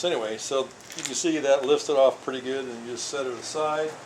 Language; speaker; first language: English; native; English